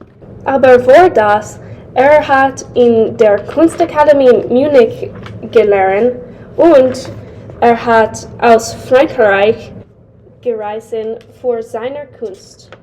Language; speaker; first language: German; non-native, learner; English